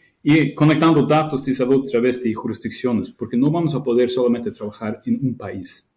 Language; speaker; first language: Spanish; non-native, fluent; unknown